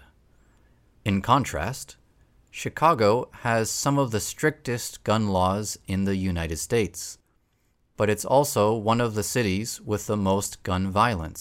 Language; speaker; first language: English; native; English